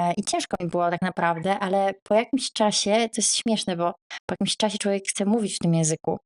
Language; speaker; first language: Polish; native; Polish